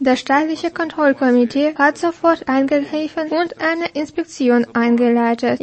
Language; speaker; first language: German; non-native, fluent; Russian